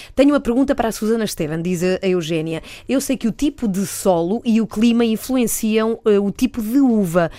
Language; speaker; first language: Portuguese; native; Portuguese